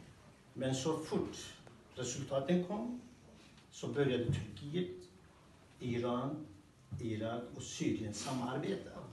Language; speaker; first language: Swedish; non-native, fluent; Kurdish